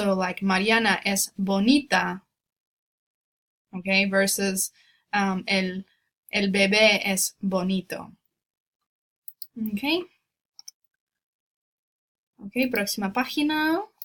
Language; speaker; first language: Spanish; non-native, fluent; English